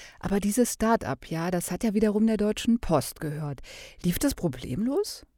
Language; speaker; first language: German; native; German